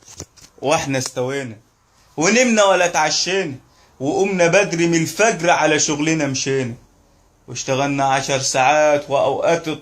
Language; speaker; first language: Arabic; native; Arabic